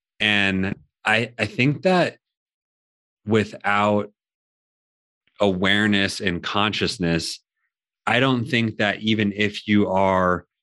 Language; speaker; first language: English; native; English